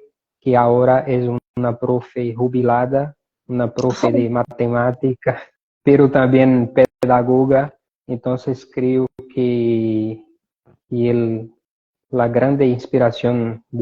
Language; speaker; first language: Spanish; non-native, fluent; Portuguese